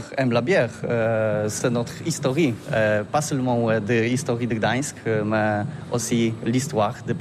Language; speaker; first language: French; non-native, learner; Polish